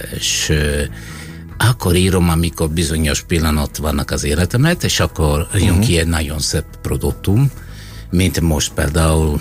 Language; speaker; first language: Hungarian; non-native, fluent; Italian